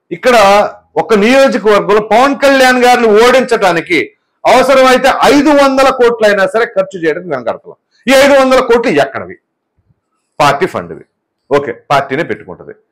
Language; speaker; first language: Telugu; native; Telugu